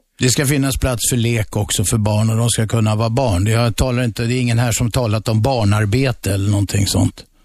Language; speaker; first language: Swedish; native; Swedish